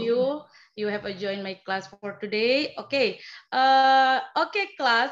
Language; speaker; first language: English; non-native, learner; Indonesian